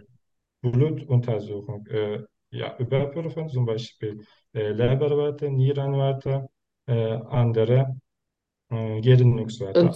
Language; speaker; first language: German; non-native, learner; Turkish